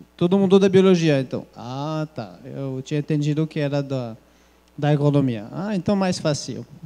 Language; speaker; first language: Portuguese; non-native, fluent; French